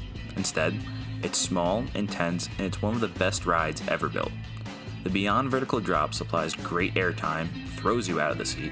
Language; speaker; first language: English; native; English